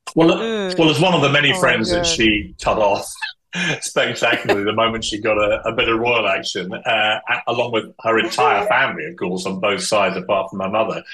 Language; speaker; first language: English; native; English